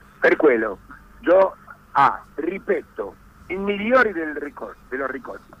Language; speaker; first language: Italian; non-native, learner; Spanish